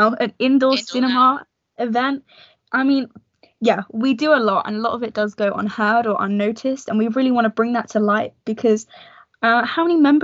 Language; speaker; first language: English; native; English